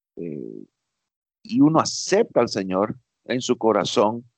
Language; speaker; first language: Spanish; early bilingual, heritage; Spanish